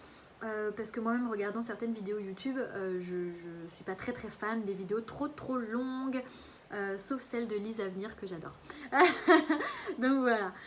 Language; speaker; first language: French; native; French